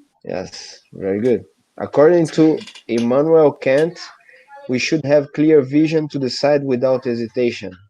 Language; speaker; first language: English; non-native, fluent; Portuguese